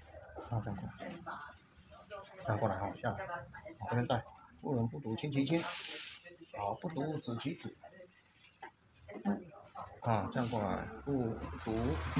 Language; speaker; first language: Chinese; native; Chinese